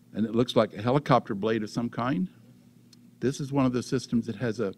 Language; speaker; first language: English; native; English